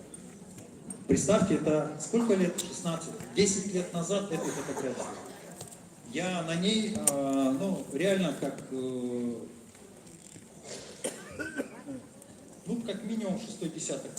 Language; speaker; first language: Russian; native; Russian